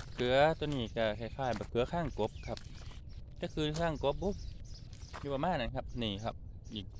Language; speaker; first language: Thai; native; Thai